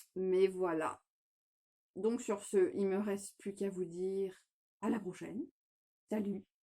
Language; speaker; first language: French; non-native, fluent; English